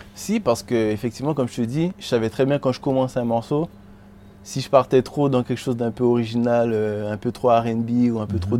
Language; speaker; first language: French; native; French